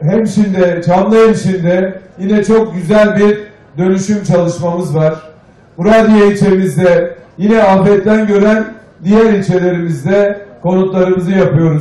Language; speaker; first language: Turkish; native; Turkish